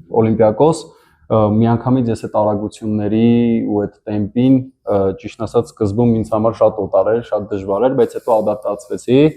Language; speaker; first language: Armenian; native; Armenian